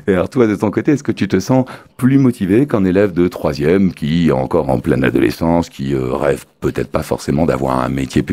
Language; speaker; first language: French; native; French